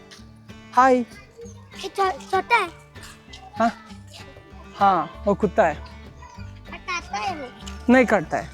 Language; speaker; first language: Hindi; non-native, local second language; Kannada